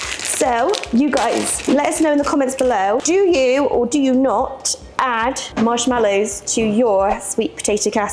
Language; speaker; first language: English; native; English